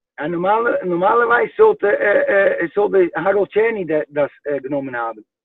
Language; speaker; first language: German; non-native, fluent; Dutch